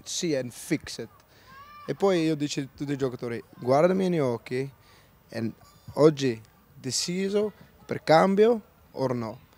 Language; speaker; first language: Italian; non-native, learner; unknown